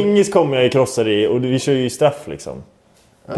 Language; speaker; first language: Swedish; native; Swedish